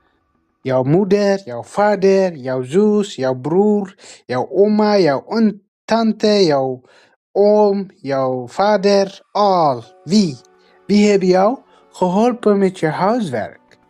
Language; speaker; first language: Dutch; non-native, learner; Tigrinya